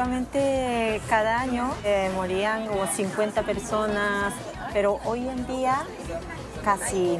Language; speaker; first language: Spanish; non-native, fluent; Japanese